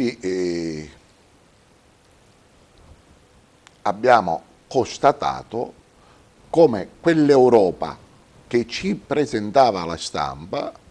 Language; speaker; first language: Italian; native; Italian